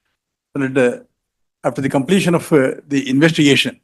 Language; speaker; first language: English; non-native, local second language; Kannada